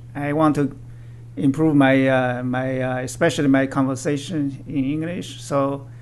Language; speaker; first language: English; non-native, fluent; Chinese